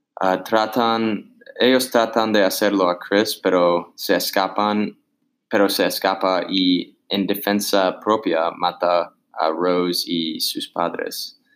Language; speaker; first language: Spanish; non-native, learner; English